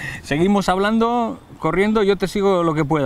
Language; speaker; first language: Spanish; native; Spanish